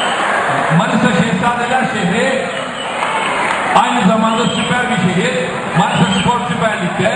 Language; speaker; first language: Turkish; native; Turkish